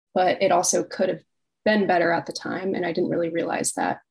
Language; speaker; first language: English; native; English